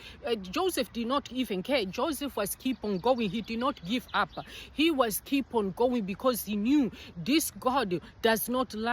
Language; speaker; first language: English; non-native, fluent; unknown